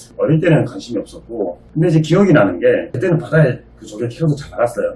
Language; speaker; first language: Korean; native; Korean